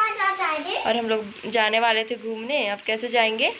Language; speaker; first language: Hindi; native; Hindi